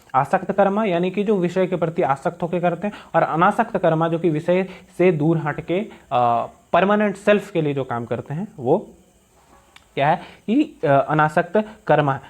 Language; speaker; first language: Hindi; native; Hindi